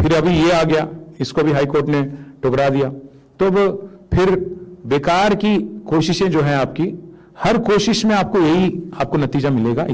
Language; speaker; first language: Hindi; non-native, local second language; Telugu